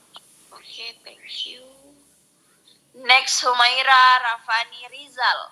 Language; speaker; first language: English; non-native, local second language; Indonesian